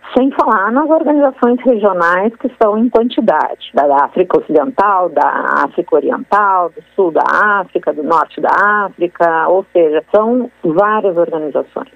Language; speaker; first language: Portuguese; native; Portuguese